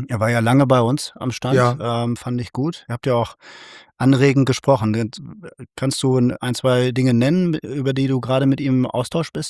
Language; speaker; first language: German; native; German